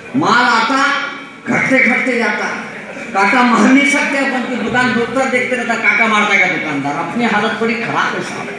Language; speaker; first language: Hindi; non-native, local second language; Marathi